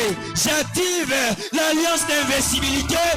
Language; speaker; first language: French; non-native, local second language; Lingala